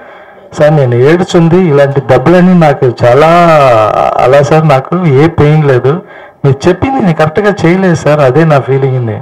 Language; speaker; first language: Telugu; non-native, local second language; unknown